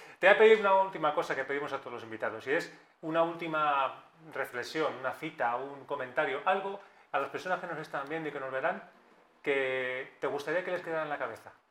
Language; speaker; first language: Spanish; native; Spanish